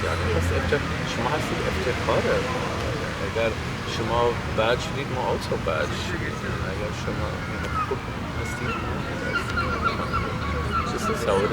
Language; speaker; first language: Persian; non-native, learner; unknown